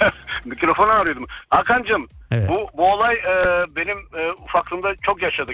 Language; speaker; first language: Turkish; early bilingual, heritage; Turkish